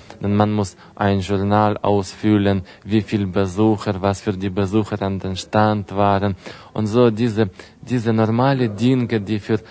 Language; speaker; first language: German; non-native, fluent; Russian